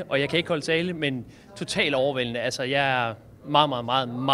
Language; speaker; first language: Danish; native; Danish